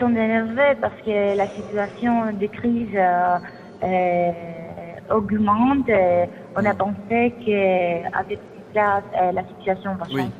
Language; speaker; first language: French; non-native, fluent; Greek